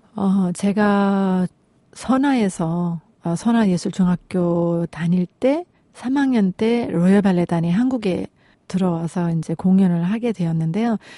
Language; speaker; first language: Korean; native; Korean